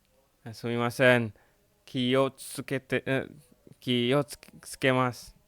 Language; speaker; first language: Japanese; non-native, learner; Indonesian